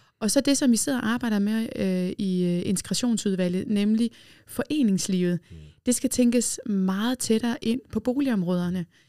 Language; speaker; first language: Danish; native; Danish